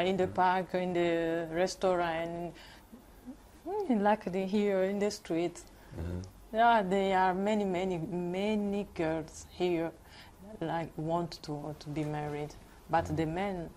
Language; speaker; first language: English; non-native, learner; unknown